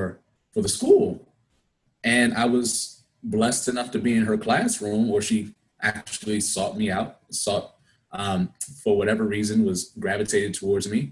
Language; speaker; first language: English; native; English